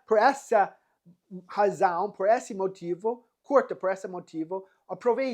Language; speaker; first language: Portuguese; non-native, fluent; English